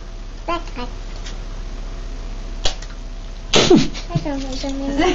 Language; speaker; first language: French; native; French